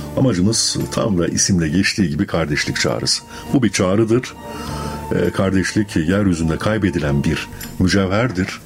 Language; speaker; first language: Turkish; native; Turkish